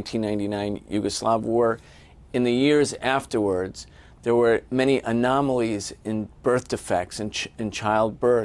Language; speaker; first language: English; native; English